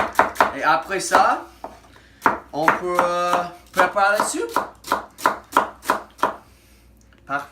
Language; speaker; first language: French; non-native, learner; English